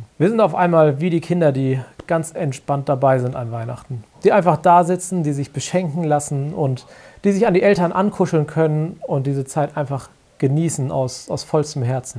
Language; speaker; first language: German; native; German